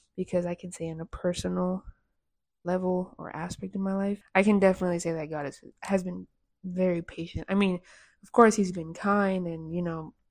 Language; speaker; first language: English; early bilingual, other home language; Spanish